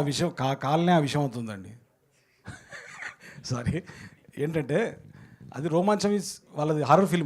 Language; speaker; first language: Telugu; native; Telugu